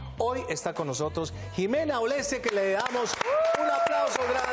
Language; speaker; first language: Spanish; native; Spanish